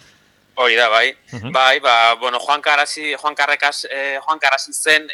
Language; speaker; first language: Basque; non-native, local second language; Spanish